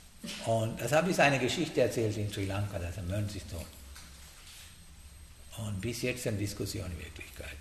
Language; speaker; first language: German; non-native, learner; Sinhala